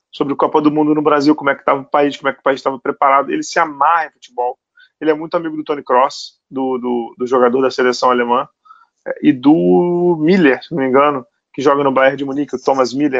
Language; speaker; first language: Portuguese; native; Portuguese